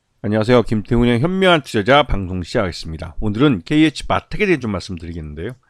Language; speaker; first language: Korean; native; Korean